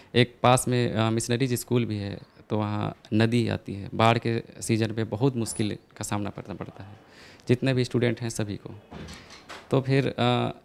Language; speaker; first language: Hindi; native; Hindi